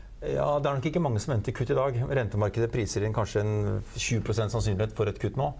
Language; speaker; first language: Norwegian; native; Norwegian